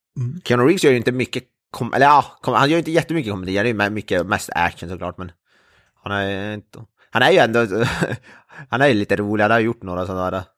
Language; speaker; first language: Swedish; native; Swedish